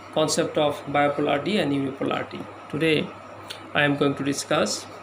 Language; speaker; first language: English; non-native, local second language; Assamese